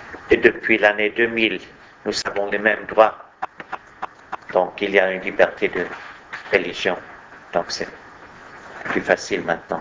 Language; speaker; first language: French; non-native, fluent; Swedish